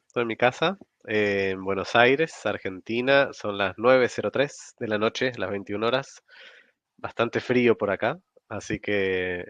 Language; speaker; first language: Spanish; native; Spanish